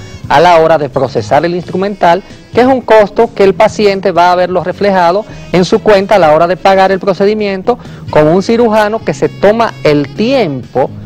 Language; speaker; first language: Spanish; native; Spanish